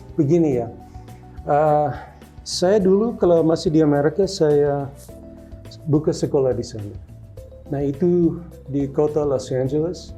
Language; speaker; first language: Indonesian; non-native, local second language; English